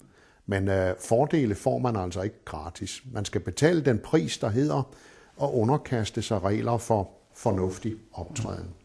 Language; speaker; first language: Danish; native; Danish